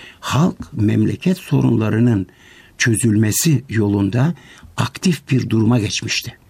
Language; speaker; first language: Turkish; native; Turkish